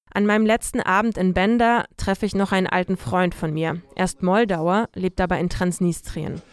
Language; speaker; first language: German; non-native, fluent; Russian